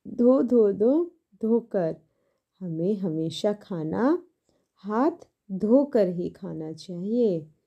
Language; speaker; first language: Hindi; native; Hindi